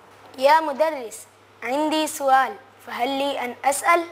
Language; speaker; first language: Arabic; non-native, learner; Urdu